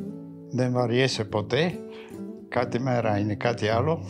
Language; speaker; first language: Greek; non-native, fluent; French